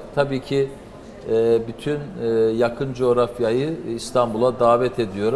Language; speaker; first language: Turkish; native; Turkish